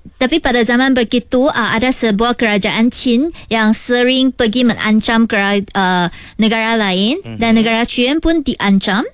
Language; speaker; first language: Malay; non-native, local second language; Chinese